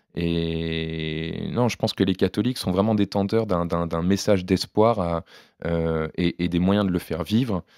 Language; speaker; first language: French; native; French